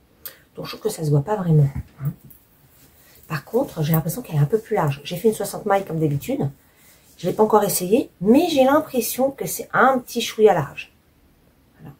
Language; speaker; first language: French; native; French